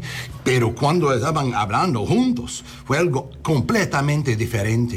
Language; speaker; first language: Spanish; non-native, learner; English